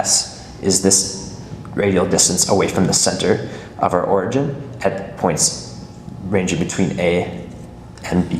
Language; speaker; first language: English; native; English